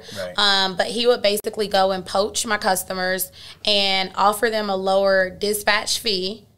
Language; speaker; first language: English; native; English